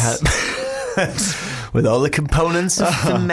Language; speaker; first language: English; native; English